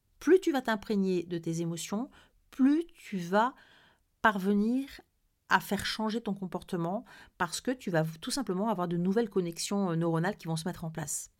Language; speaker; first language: French; native; French